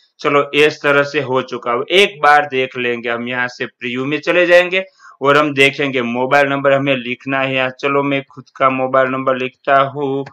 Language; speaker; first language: Hindi; non-native, local second language; Gujarati